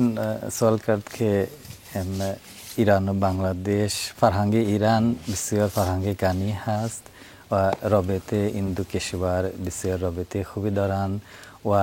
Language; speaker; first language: Persian; non-native, fluent; Bangla